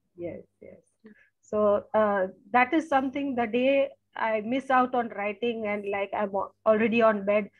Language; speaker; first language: English; non-native, local second language; Gujarati